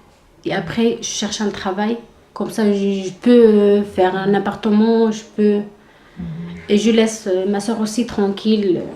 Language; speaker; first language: French; non-native, learner; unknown